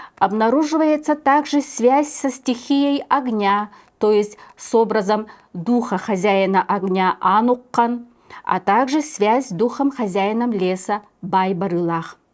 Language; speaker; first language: Russian; non-native, local second language; Yakut